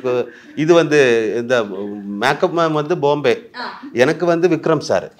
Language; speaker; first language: Tamil; non-native, learner; Malayalam